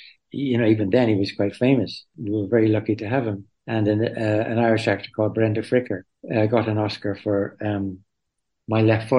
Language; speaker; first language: English; native; English